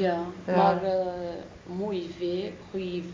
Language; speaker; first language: Dutch; non-native, learner; Arabic